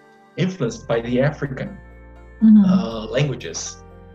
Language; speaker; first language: English; non-native, fluent; Portuguese